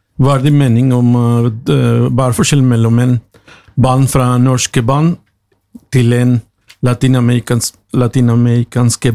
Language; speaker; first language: Norwegian; non-native, learner; Spanish